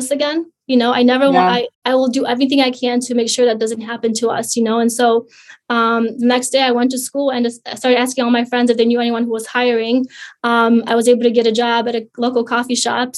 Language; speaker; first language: English; early bilingual, other home language; Polish